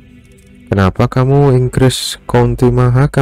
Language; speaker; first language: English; non-native, learner; Indonesian